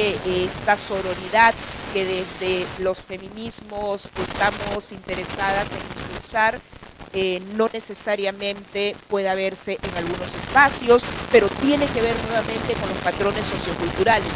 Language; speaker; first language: Spanish; native; Spanish